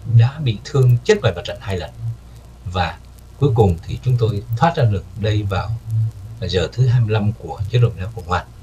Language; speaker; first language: Vietnamese; native; Vietnamese